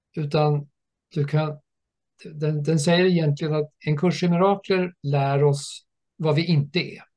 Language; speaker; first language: Swedish; early bilingual, other home language; English